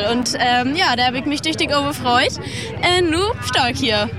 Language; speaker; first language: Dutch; non-native, learner; German